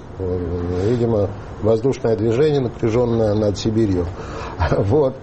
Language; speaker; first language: Russian; native; Russian